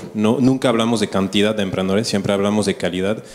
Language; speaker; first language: Spanish; non-native, fluent; French